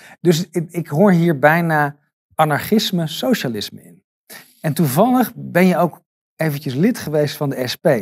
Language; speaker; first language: Dutch; native; Dutch